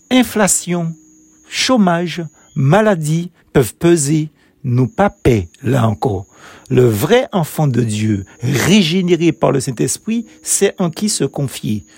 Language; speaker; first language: French; native; French